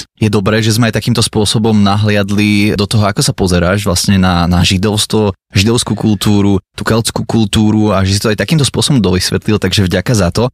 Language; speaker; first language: Slovak; native; Slovak